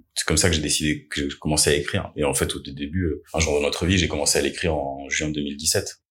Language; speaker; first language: French; native; French